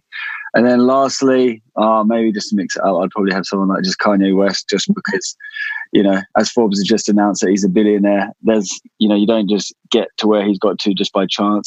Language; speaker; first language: English; native; English